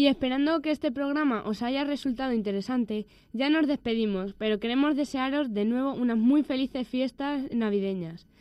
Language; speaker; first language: Spanish; native; Spanish